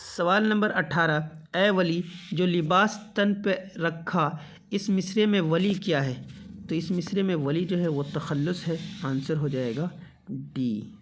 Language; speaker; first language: Urdu; native; Urdu